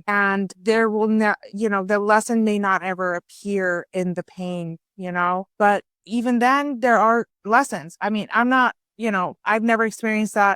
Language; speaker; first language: English; early bilingual, other home language; Persian